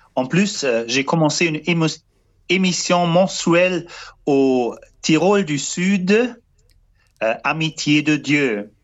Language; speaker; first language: French; non-native, fluent; German